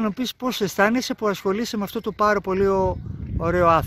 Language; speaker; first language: Greek; native; Greek